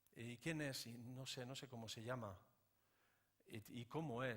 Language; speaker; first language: Spanish; native; Spanish